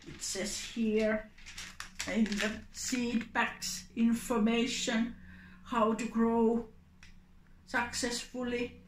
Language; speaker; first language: English; non-native, learner; Finnish